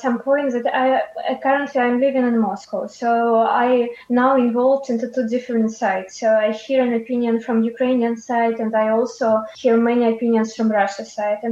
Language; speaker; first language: English; non-native, fluent; Ukrainian